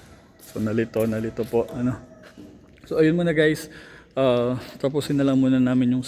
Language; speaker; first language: Filipino; native; Filipino